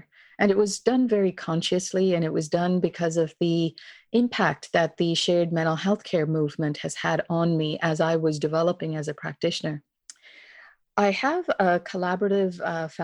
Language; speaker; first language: English; non-native, local second language; Tamil